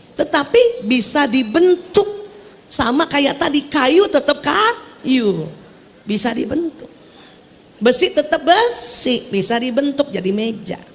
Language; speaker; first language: Indonesian; native; Indonesian